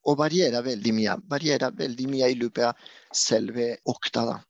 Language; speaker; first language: Norwegian; non-native, fluent; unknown